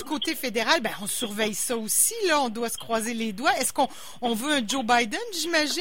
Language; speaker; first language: French; native; French